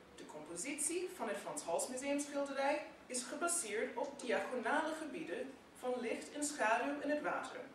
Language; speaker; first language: Dutch; non-native, fluent; English